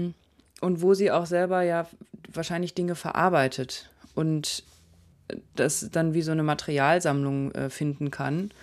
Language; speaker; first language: German; native; German